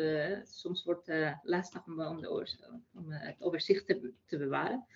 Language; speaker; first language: Dutch; non-native, fluent; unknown